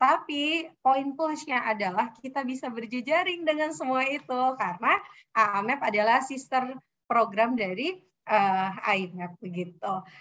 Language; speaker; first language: Indonesian; native; Indonesian